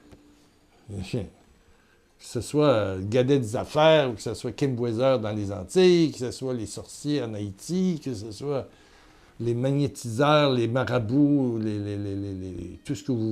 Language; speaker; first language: French; native; French